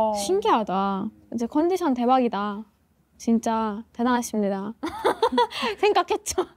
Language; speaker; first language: Korean; non-native, fluent; Persian